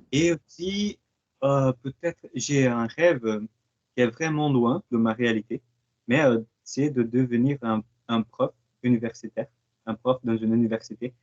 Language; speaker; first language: French; non-native, fluent; Portuguese